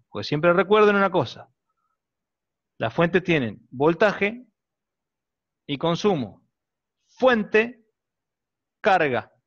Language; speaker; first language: Spanish; native; Spanish